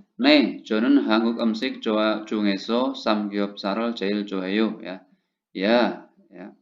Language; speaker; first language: Korean; non-native, fluent; Indonesian